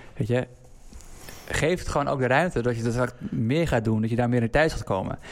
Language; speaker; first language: Dutch; native; Dutch